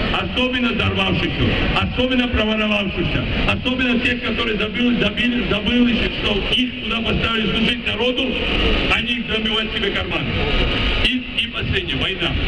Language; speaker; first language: Russian; non-native, local second language; Georgian